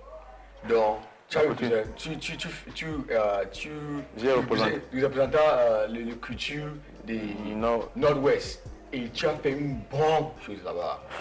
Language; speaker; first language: French; non-native, learner; English